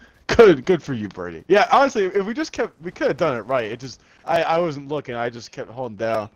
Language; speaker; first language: English; native; English